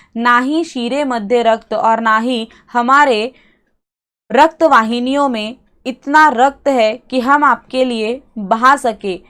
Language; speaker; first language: Hindi; non-native, local second language; Marathi